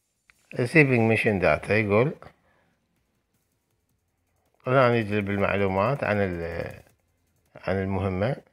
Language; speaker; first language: Arabic; native; Arabic